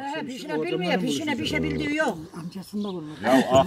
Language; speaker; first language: Turkish; non-native, local second language; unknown